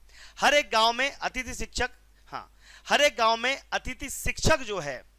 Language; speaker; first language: Hindi; native; Hindi